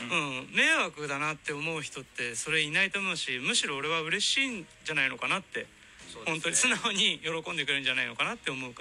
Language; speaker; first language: Japanese; native; Japanese